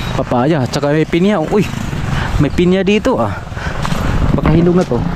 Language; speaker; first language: Filipino; non-native, local second language; Cebuano